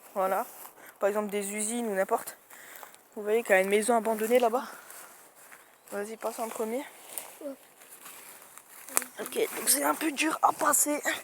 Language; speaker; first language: French; native; French